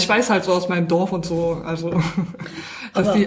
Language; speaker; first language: German; native; German